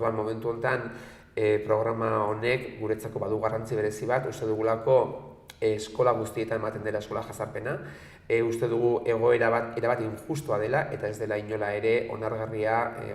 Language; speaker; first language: Basque; native; Basque